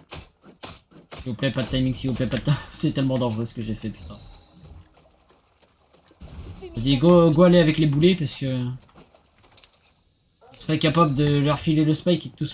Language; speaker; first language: French; native; French